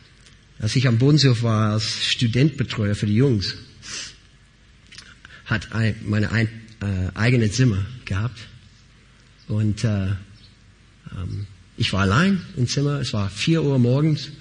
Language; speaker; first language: German; non-native, fluent; English